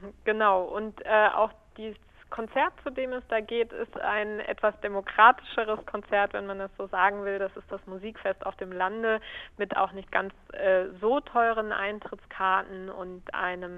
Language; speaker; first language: German; native; German